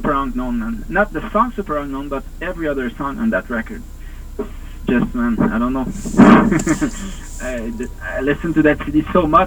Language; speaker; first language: English; native; English